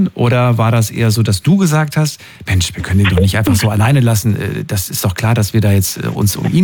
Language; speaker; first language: German; native; German